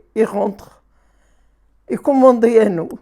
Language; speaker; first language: French; non-native, learner; Arabic